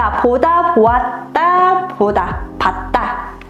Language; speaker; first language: Korean; non-native, fluent; Mongolian